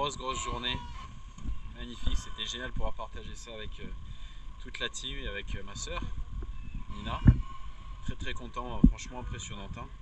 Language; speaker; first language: French; native; French